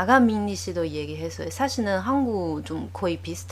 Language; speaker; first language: Korean; non-native, learner; Chinese